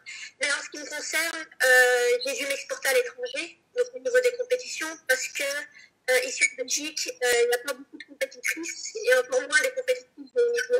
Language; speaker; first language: French; native; French